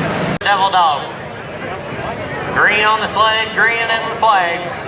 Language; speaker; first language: English; native; English